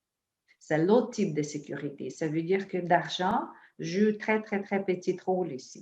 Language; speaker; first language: French; non-native, fluent; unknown